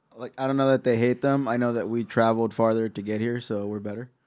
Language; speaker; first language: English; early bilingual, other home language; Spanish